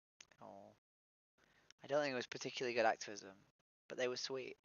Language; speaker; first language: English; native; English